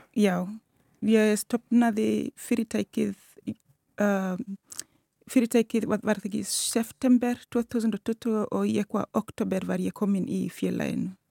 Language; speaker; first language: Icelandic; non-native, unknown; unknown